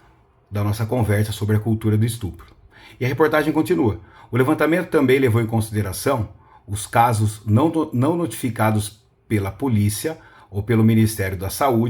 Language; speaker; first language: Portuguese; native; Portuguese